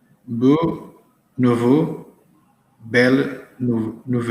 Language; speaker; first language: French; non-native, learner; Portuguese